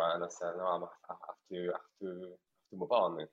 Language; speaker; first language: English; non-native, fluent; Polish